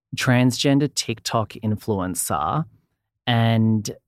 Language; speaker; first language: English; native; English